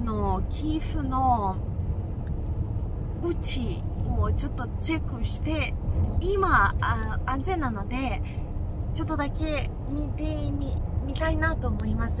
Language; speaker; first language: Japanese; non-native, fluent; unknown